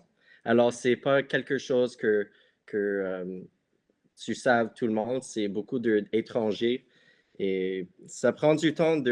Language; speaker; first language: French; non-native, local second language; English